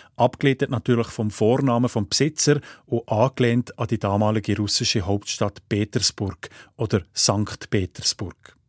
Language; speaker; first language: German; native; German